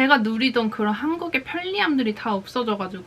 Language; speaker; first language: Korean; native; Korean